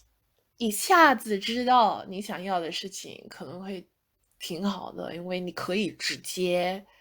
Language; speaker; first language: Chinese; non-native, fluent; English